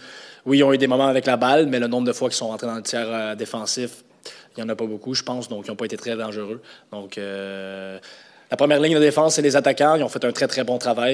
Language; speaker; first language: French; native; French